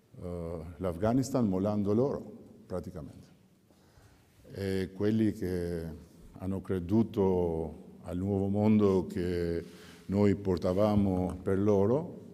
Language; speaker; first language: Italian; non-native, fluent; Albanian